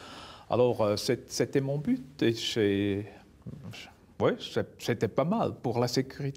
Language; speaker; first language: French; non-native, local second language; German